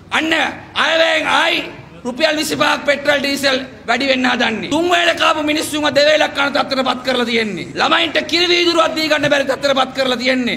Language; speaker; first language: Sinhala; non-native, local second language; Tamil